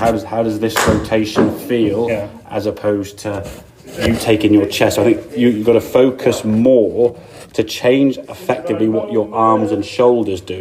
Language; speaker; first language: English; native; English